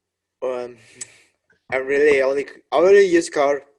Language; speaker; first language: English; non-native, learner; Spanish